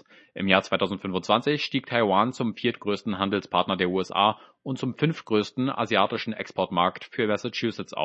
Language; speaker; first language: German; native; German